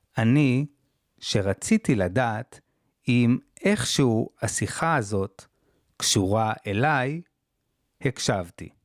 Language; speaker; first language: Hebrew; native; Hebrew